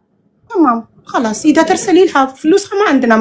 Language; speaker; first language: Arabic; non-native, fluent; Amharic